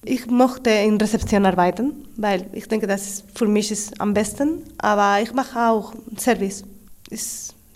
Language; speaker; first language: German; non-native, learner; Spanish